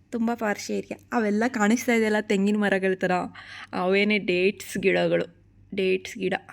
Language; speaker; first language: Kannada; native; Kannada